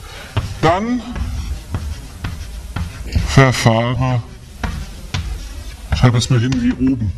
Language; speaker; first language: German; native; German